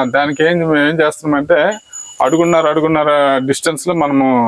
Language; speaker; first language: Telugu; native; Telugu